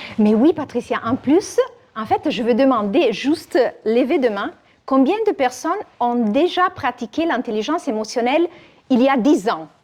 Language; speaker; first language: French; non-native, fluent; Italian